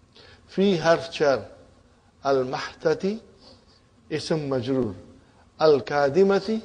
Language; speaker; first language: Arabic; non-native, fluent; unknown